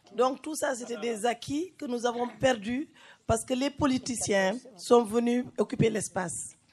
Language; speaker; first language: French; non-native, local second language; Wolof